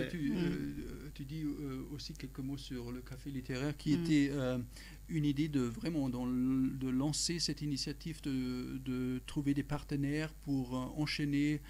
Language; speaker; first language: French; non-native, fluent; German